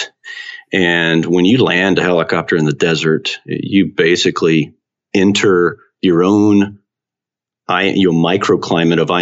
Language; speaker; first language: English; native; English